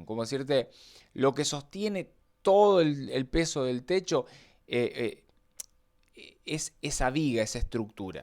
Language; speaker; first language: Spanish; native; Spanish